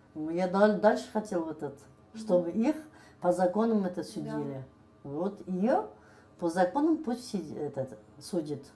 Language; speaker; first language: Russian; non-native, local second language; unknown